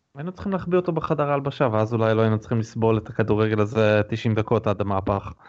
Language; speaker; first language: Hebrew; native; Hebrew